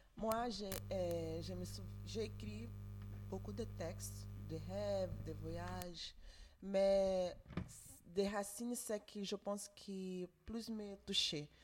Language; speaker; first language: French; non-native, learner; Portuguese